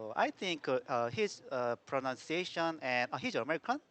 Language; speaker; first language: English; non-native, learner; Korean